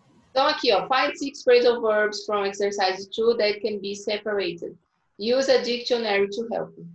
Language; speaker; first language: English; non-native, fluent; Portuguese